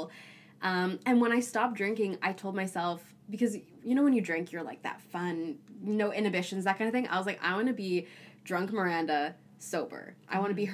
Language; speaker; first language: English; native; English